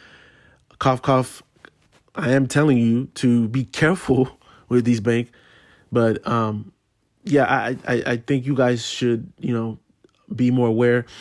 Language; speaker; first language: English; native; English